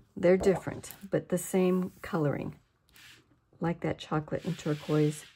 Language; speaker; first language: English; native; English